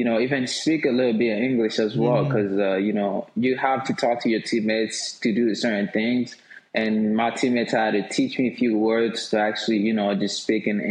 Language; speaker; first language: English; non-native, local second language; Swahili